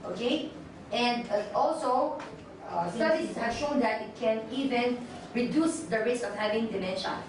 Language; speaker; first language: English; non-native, local second language; Filipino